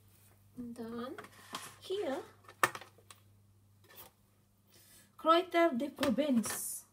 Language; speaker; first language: German; non-native, learner; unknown